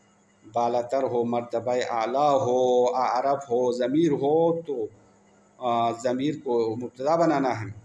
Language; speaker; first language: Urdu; non-native, local second language; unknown